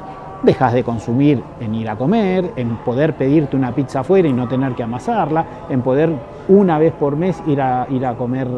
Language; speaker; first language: Spanish; native; Spanish